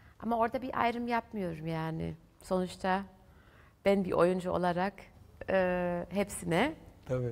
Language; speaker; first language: Turkish; early bilingual, heritage; German